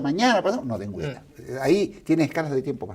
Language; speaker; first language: Spanish; native; Spanish